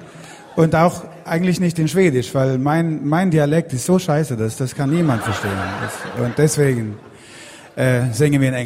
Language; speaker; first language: German; non-native, fluent; Swedish